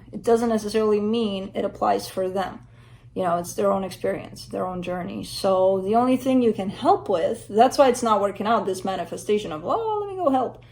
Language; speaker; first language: English; native; English